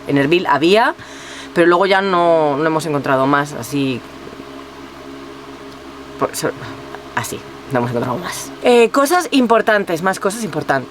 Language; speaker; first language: Spanish; native; Spanish